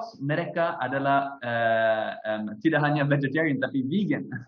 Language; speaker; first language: Indonesian; non-native, fluent; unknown